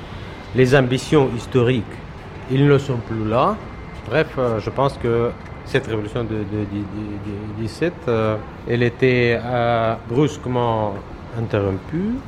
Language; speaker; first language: French; non-native, fluent; Russian